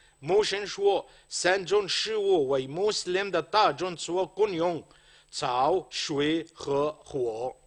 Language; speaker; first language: Chinese; non-native, fluent; Arabic